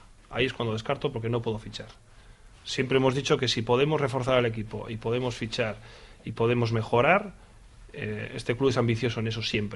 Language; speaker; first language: Spanish; native; Spanish